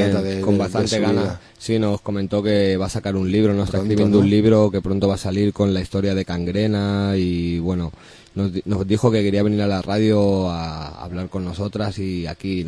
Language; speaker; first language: Spanish; native; Spanish